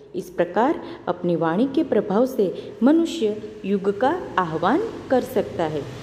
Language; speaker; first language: Hindi; non-native, local second language; Gujarati